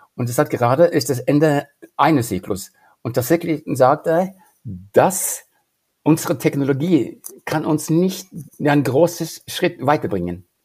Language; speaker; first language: German; non-native, fluent; Norwegian